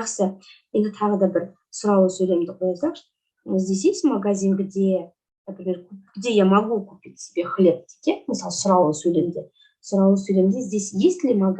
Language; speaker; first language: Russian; non-native, local second language; Kazakh